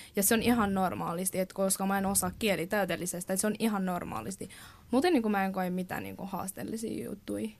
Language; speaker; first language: Finnish; non-native, learner; Kurdish